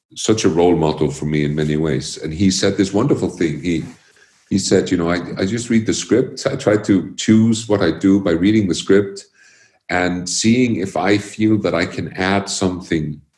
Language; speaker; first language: English; early bilingual, other home language; Icelandic